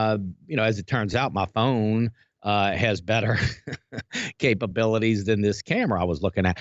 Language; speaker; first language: English; native; English